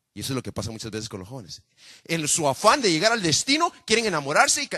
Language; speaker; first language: Spanish; native; Spanish